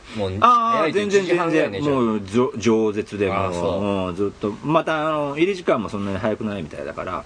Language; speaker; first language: Japanese; native; Japanese